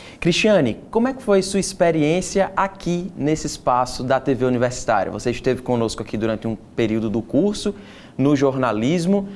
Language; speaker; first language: Portuguese; native; Portuguese